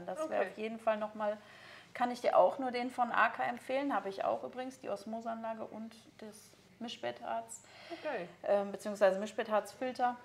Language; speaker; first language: German; native; German